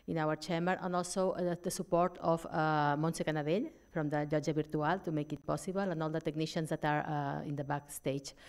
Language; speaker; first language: English; non-native, fluent; Catalan